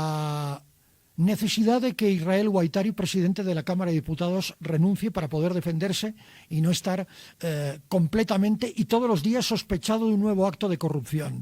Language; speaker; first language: Spanish; native; Spanish